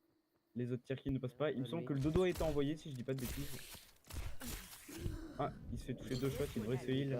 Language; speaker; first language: French; native; French